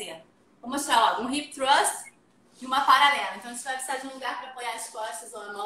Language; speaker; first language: Portuguese; native; Portuguese